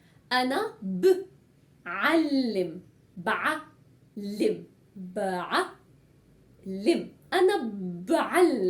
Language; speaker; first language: Arabic; native; Arabic